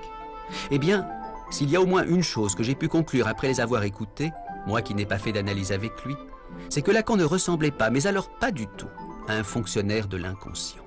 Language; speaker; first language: French; native; French